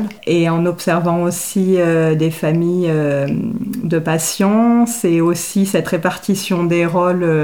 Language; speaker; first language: French; native; French